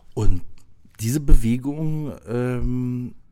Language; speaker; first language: German; native; German